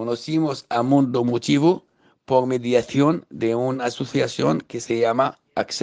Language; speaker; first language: Spanish; non-native, fluent; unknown